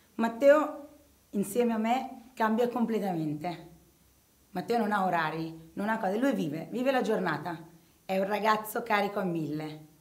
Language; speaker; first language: Italian; early bilingual, other home language; Arabic